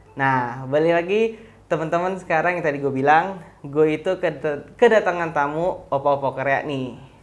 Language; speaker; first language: Indonesian; native; Indonesian